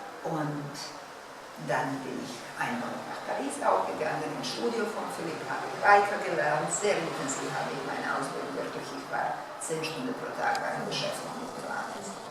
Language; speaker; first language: German; non-native, fluent; Bosnian